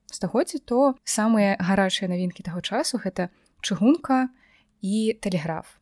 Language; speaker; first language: Belarusian; non-native, local second language; Russian